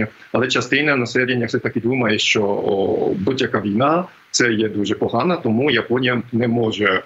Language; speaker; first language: Ukrainian; non-native, fluent; Japanese